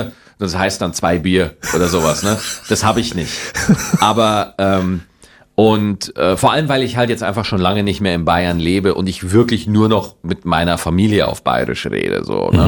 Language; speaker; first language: German; native; German